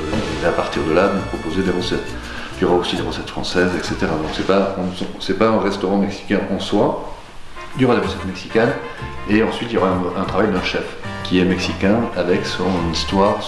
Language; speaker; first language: French; native; French